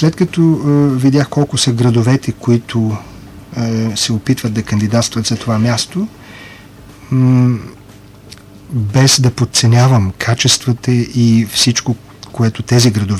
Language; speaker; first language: Bulgarian; native; Bulgarian